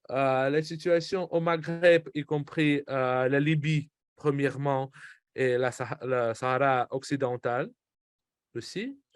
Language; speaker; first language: French; non-native, fluent; Russian